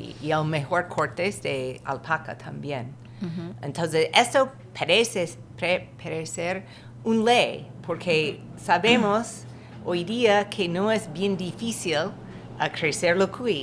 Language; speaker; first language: Spanish; non-native, fluent; English